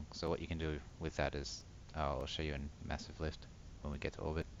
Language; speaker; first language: English; native; English